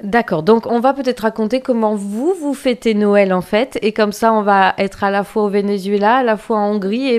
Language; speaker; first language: French; native; French